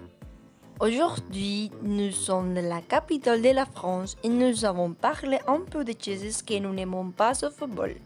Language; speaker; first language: French; non-native, learner; Spanish